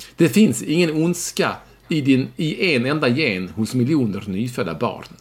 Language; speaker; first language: Swedish; native; Swedish